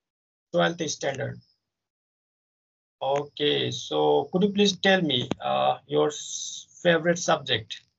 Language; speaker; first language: English; non-native, fluent; Hindi